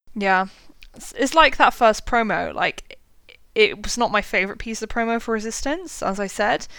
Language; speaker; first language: English; native; English